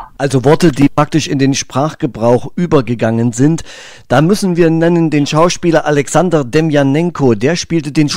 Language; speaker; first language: German; native; German